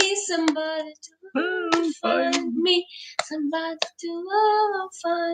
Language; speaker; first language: English; non-native, learner; Ukrainian